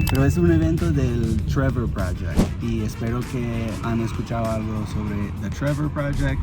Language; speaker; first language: Spanish; non-native, fluent; English